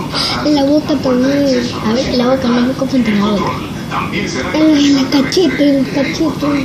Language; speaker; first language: Spanish; native; Spanish